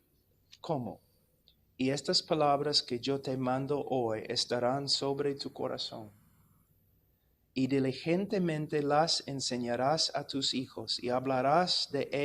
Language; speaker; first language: Spanish; non-native, fluent; English